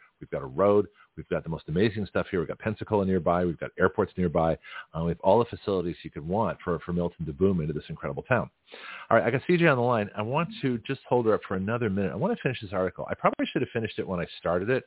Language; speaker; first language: English; native; English